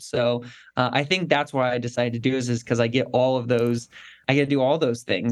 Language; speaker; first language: English; native; English